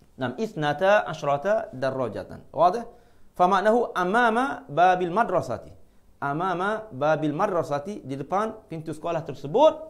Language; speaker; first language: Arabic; non-native, fluent; Malay